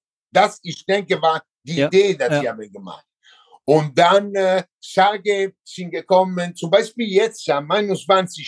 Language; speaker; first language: German; non-native, learner; Italian